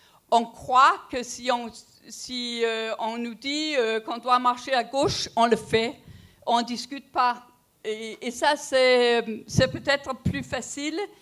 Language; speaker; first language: French; non-native, fluent; Danish